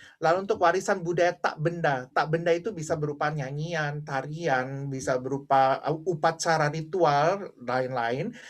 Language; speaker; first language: Indonesian; native; Indonesian